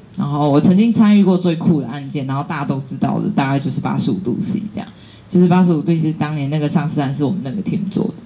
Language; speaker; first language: Chinese; native; Chinese